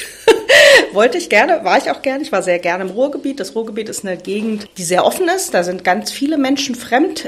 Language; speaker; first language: German; native; German